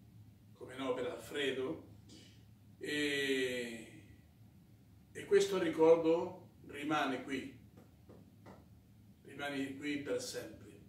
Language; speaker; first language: Italian; non-native, fluent; Spanish